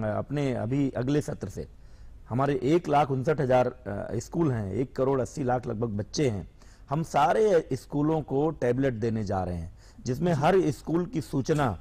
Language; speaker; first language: Hindi; native; Hindi